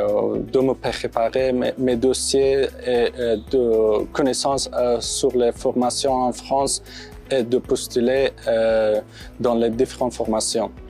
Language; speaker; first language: French; non-native, fluent; Pashto